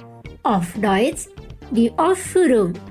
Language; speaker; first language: German; non-native, fluent; Indonesian